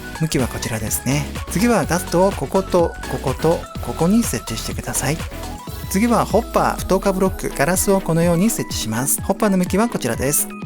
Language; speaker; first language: Japanese; native; Japanese